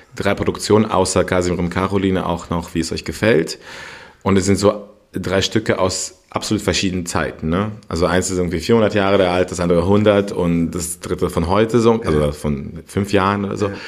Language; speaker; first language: German; non-native, fluent; Russian